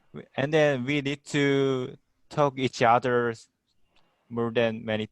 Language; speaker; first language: English; non-native, learner; Korean